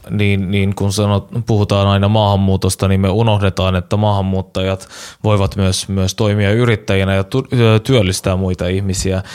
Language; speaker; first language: Finnish; non-native, fluent; Turkish